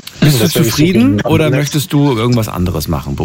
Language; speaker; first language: German; native; German